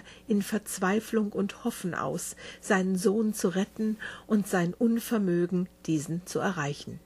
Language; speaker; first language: German; native; German